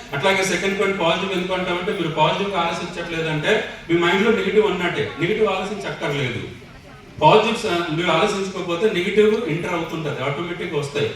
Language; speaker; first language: Telugu; non-native, fluent; Hindi